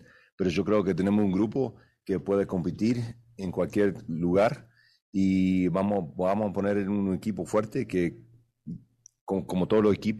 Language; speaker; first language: Spanish; early bilingual, heritage; Spanish